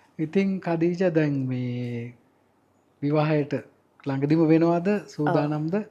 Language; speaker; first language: Sinhala; native; Sinhala